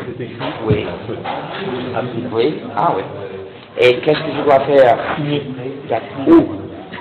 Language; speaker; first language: French; non-native, fluent; English